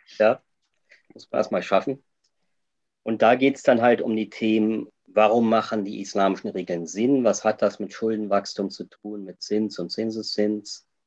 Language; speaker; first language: German; native; German